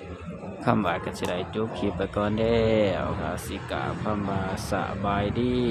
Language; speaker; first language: Thai; non-native, local second language; Northeastern Thai